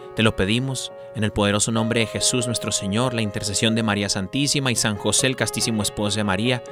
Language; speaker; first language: Spanish; early bilingual, heritage; Spanish